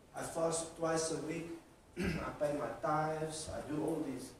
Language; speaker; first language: English; non-native, local second language; Afrikaans